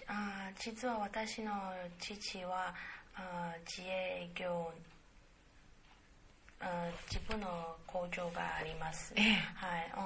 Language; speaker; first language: Japanese; non-native, learner; Chinese